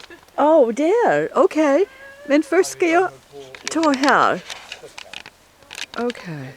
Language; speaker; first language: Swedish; non-native, learner; English